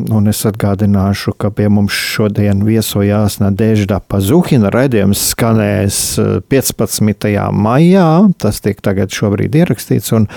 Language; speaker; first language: Latvian; native; Latvian